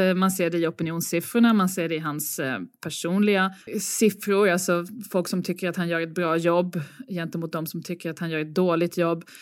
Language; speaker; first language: Swedish; native; Swedish